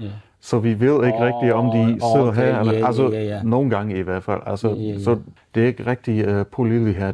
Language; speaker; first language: Danish; non-native, fluent; German